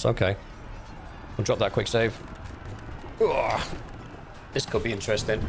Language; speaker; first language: English; native; English